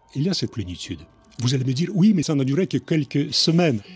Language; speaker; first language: French; non-native, fluent; Russian